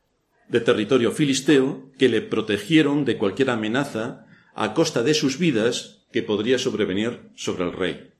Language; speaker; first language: Spanish; native; Spanish